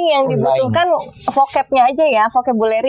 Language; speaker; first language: Indonesian; native; Indonesian